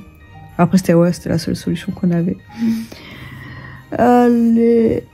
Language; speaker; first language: French; native; French